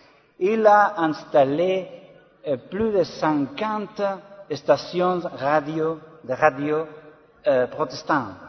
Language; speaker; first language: French; non-native, learner; Spanish